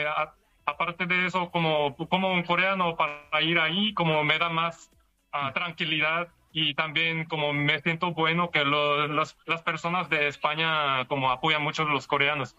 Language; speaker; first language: Spanish; non-native, fluent; Korean